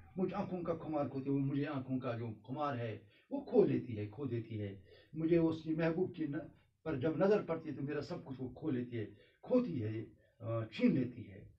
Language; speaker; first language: Urdu; non-native, local second language; Kashmiri